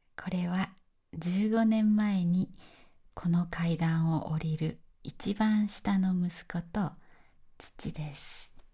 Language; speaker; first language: Japanese; native; Japanese